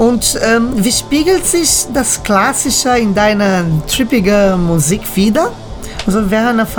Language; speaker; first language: German; native; German